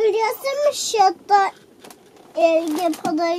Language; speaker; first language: Lithuanian; early bilingual, heritage; Lithuanian